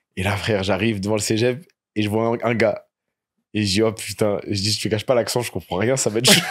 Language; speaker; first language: French; native; French